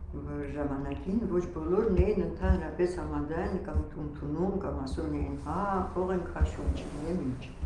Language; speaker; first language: Armenian; non-native, local second language; Russian